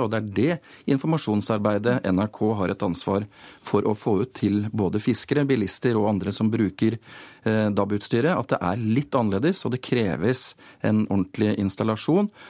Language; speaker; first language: Norwegian; native; Norwegian